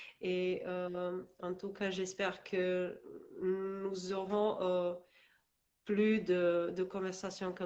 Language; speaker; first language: French; non-native, learner; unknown